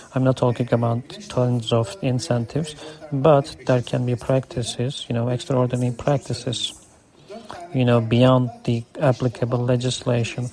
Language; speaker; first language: English; non-native, fluent; Turkish